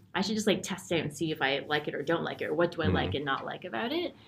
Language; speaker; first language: English; native; English